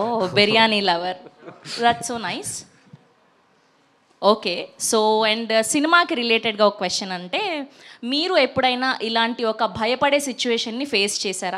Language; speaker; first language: Telugu; native; Telugu